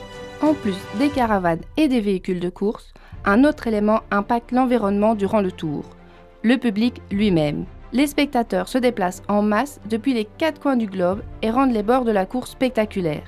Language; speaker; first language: French; native; French